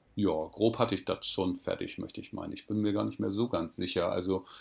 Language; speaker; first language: German; native; German